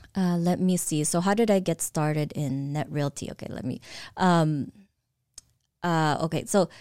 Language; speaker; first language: English; early bilingual, other home language; Filipino